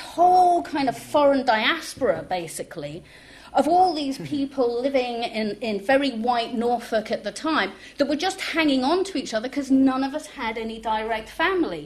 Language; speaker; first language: English; non-native, local second language; French